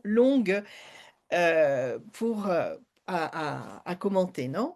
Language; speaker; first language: French; non-native, fluent; Spanish